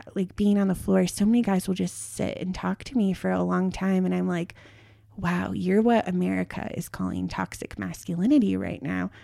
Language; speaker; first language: English; native; English